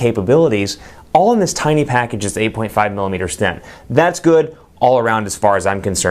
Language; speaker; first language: English; native; English